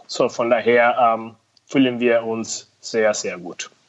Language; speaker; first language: German; non-native, fluent; Spanish